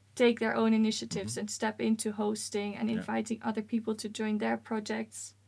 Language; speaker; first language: English; non-native, fluent; Dutch